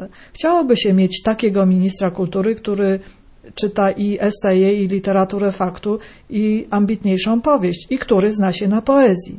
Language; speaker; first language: Polish; native; Polish